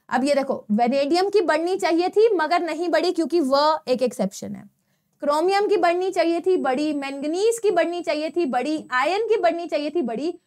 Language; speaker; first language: Hindi; non-native, local second language; Gujarati